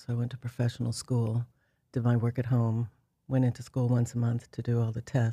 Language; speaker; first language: English; native; English